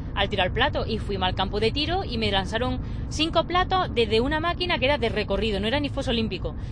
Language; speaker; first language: Spanish; native; Spanish